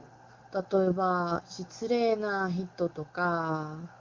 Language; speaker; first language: Japanese; non-native, learner; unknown